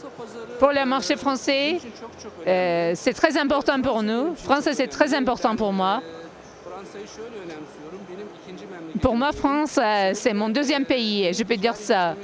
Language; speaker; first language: French; non-native, learner; Turkish